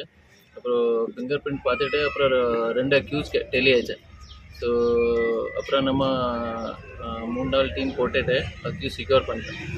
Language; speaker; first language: Tamil; non-native, fluent; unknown